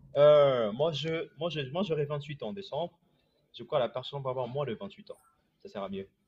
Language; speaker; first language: French; non-native, local second language; Lingala